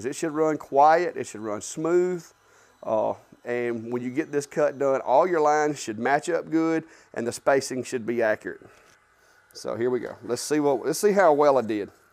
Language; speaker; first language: English; native; English